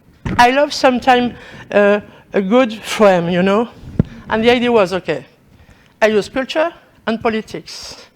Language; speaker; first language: English; non-native, learner; French